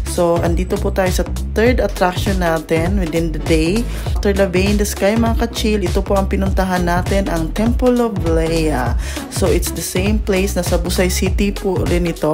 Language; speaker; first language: Filipino; non-native, local second language; Cebuano